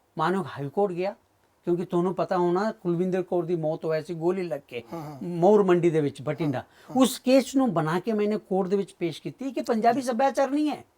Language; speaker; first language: Punjabi; non-native, fluent; Marathi